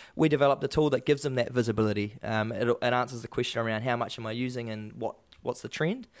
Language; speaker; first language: English; native; English